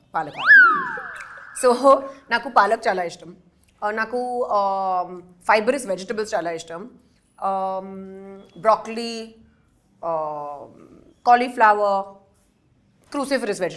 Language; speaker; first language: Telugu; non-native, local second language; Hindi